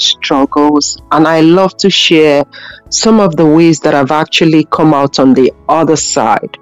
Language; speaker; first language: English; non-native, local second language; Yoruba